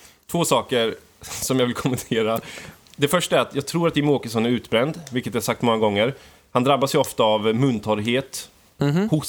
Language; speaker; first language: Swedish; native; Swedish